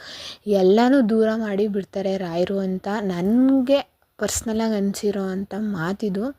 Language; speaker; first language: Kannada; native; Kannada